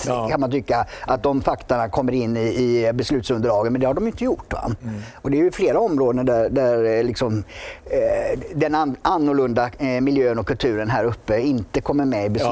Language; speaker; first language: Swedish; native; Swedish